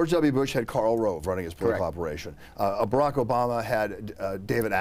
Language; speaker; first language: English; native; English